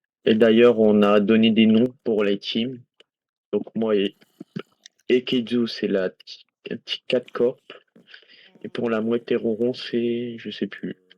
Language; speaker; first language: French; native; French